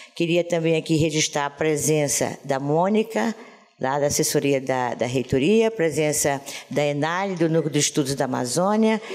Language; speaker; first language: Portuguese; native; Portuguese